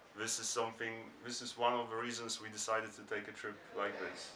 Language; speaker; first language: English; non-native, fluent; Polish